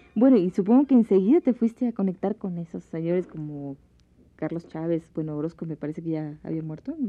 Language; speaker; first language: Spanish; native; Spanish